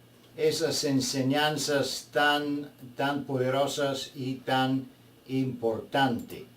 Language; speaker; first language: Spanish; non-native, fluent; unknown